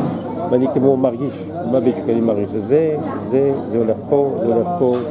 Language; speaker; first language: Hebrew; non-native, fluent; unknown